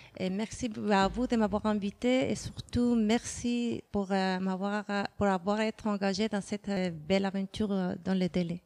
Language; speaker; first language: French; non-native, fluent; Spanish